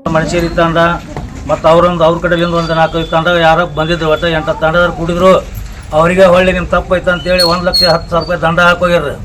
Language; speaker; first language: Kannada; non-native, local second language; Lambadi